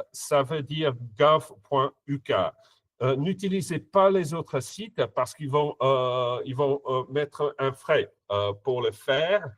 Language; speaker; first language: French; non-native, fluent; English